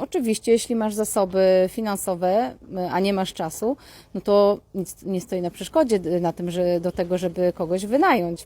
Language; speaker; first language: Polish; native; Polish